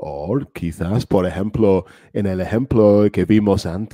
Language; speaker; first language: Spanish; non-native, fluent; English